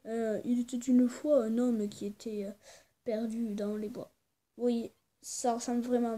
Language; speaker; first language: French; native; French